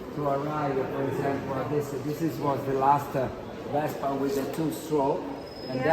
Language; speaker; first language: English; non-native, fluent; Italian